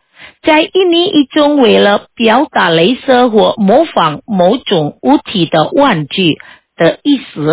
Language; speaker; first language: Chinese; non-native, fluent; Indonesian